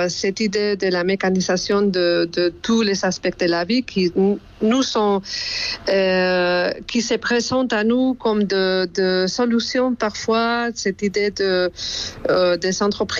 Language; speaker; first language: French; non-native, fluent; Spanish